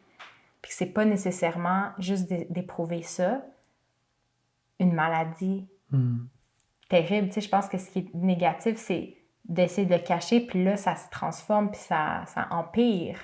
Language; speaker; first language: French; native; French